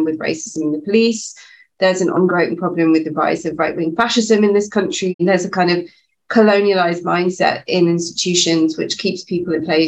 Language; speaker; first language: English; native; English